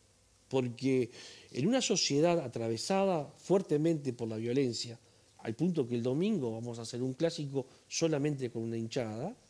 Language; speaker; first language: Spanish; native; Spanish